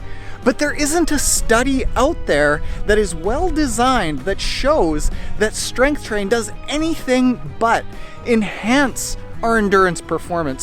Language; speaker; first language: English; native; English